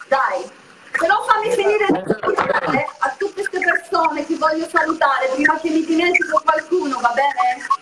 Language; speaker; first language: Italian; early bilingual, heritage; Italian